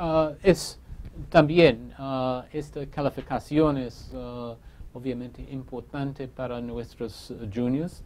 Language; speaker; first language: Spanish; non-native, fluent; English